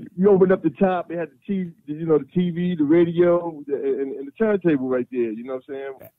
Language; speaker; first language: English; native; English